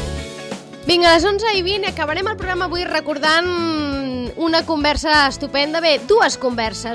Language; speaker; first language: Catalan; native; Catalan